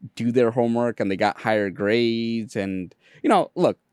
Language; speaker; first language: English; early bilingual, other home language; Bangla